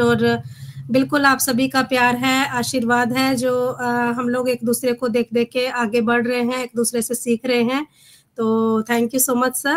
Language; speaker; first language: Hindi; native; Hindi